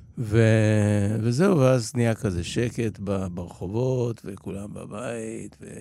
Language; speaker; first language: Hebrew; early bilingual, other home language; Polish